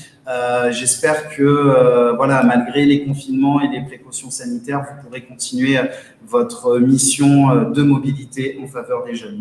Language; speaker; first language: French; native; French